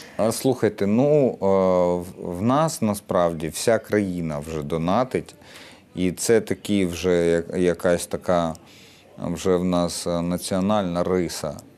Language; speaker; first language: Ukrainian; non-native, local second language; Russian